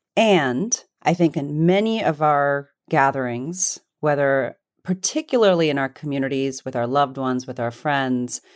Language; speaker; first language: English; early bilingual, other home language; Hindi